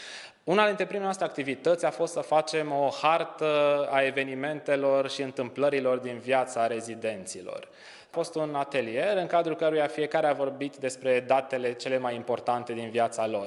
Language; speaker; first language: Romanian; native; Romanian